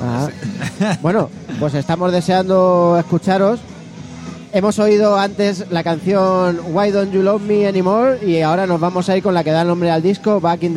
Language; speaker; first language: Spanish; native; Spanish